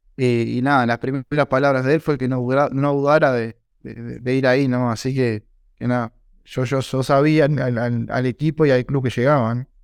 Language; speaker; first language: Spanish; native; Spanish